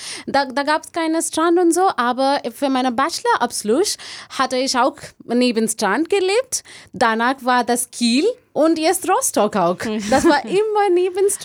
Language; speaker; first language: German; non-native, learner; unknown